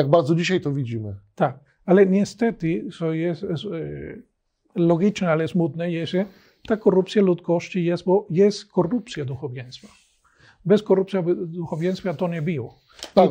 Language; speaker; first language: Polish; non-native, learner; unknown